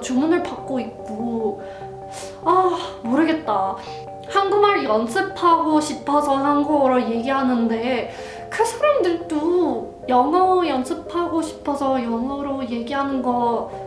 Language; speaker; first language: Korean; non-native, fluent; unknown